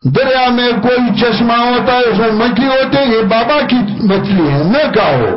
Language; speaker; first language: Urdu; non-native, local second language; Pashto